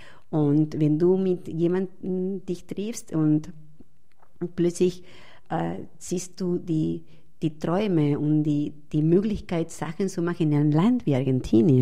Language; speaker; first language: German; non-native, fluent; Spanish